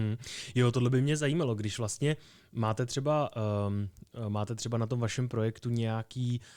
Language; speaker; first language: Czech; native; Czech